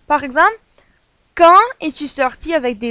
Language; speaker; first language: French; non-native, fluent; English